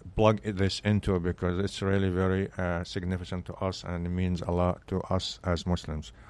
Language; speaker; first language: English; non-native, fluent; Arabic